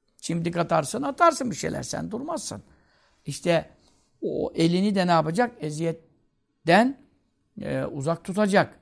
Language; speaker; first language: Turkish; native; Turkish